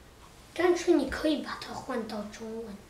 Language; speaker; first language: Chinese; early bilingual, heritage; Chinese